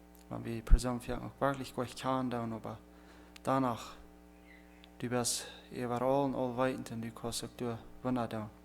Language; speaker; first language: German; non-native, learner; Plautdietsch